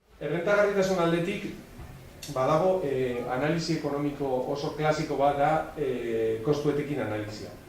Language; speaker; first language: Basque; non-native, local second language; Spanish